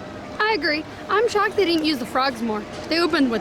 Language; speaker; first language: English; native; English